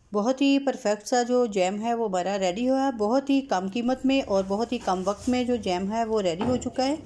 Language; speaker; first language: Urdu; native; Urdu